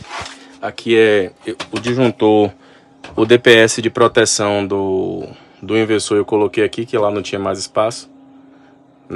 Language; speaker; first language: Portuguese; native; Portuguese